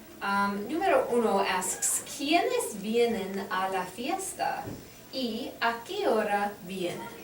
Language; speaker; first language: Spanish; non-native, fluent; English